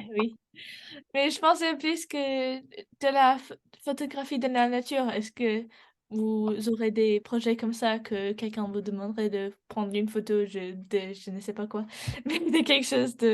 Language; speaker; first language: French; non-native, learner; English